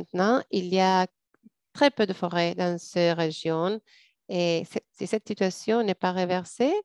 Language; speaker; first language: French; non-native, fluent; English